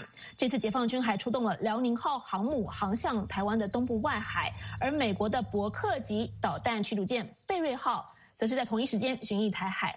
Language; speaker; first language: Chinese; native; Chinese